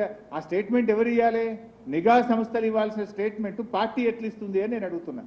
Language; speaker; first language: Telugu; native; Telugu